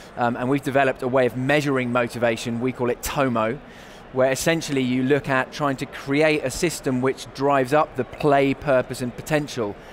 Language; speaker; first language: English; native; English